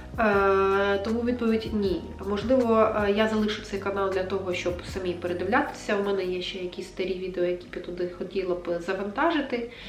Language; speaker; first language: Ukrainian; non-native, local second language; Russian